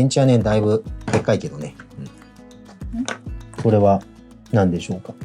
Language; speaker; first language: Japanese; native; Japanese